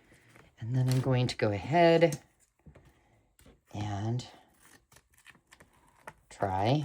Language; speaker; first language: English; native; English